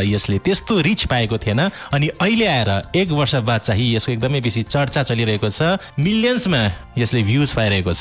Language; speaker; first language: Nepali; native; Nepali